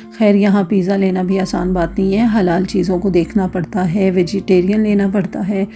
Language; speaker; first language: Urdu; native; Urdu